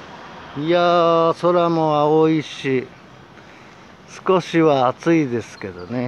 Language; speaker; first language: Japanese; native; Japanese